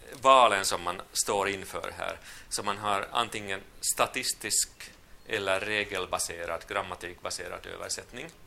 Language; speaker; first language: Swedish; non-native, local second language; Finnish